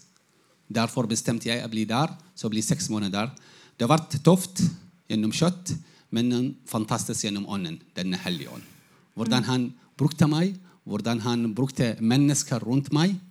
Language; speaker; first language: Norwegian; non-native, fluent; Arabic